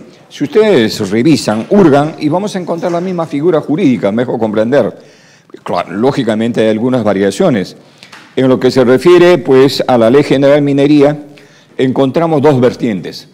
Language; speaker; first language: Spanish; native; Spanish